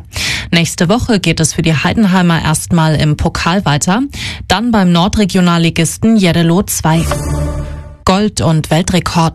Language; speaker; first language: German; native; German